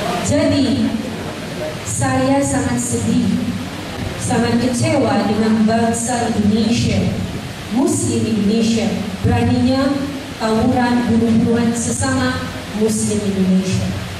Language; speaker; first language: Indonesian; non-native, fluent; Malay